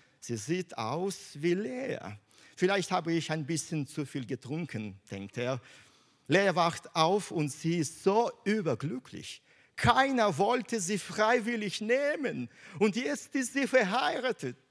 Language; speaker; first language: German; non-native, fluent; Russian